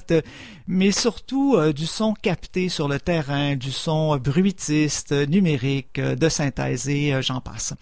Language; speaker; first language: French; native; French